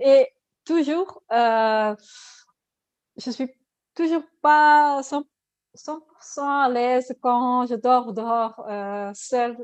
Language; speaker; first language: French; non-native, learner; Dutch